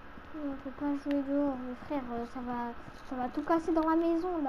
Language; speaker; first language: French; native; French